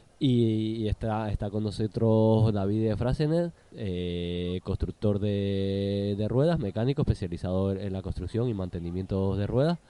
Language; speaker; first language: Spanish; native; Spanish